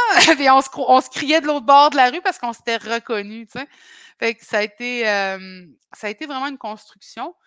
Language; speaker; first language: French; native; French